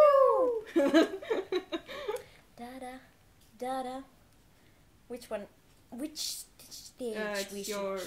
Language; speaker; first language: English; non-native, fluent; Finnish